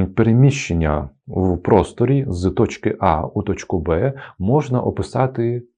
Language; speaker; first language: Ukrainian; non-native, fluent; Italian